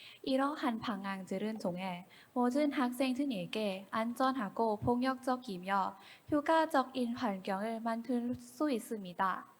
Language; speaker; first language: Korean; non-native, learner; Thai